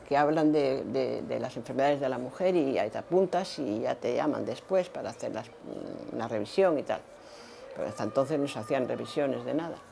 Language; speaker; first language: Spanish; native; Spanish